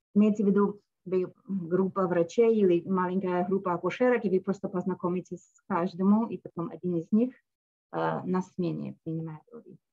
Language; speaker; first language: Russian; non-native, fluent; English